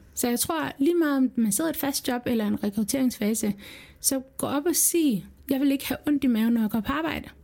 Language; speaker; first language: Danish; early bilingual, other home language; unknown